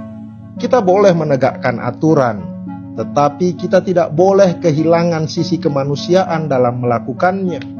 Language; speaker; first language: Indonesian; native; Indonesian